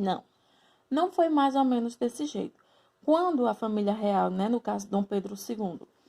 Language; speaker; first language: Portuguese; native; Portuguese